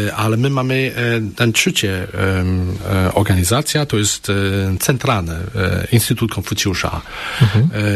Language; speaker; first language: Polish; non-native, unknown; Chinese